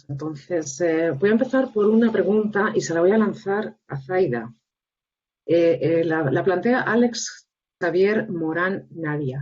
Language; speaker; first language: Spanish; native; Spanish